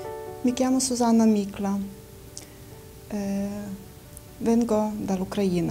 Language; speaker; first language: Italian; non-native, learner; Ukrainian